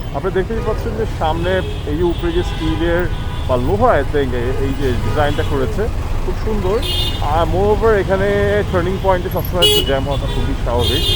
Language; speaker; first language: Bangla; early bilingual, heritage; Bangla